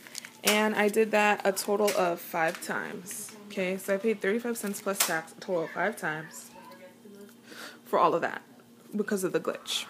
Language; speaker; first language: English; native; English